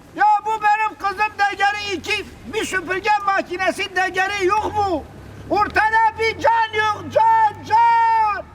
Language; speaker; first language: Turkish; non-native, local second language; Kurdish